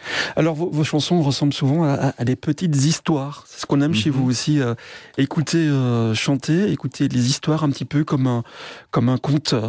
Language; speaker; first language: French; native; French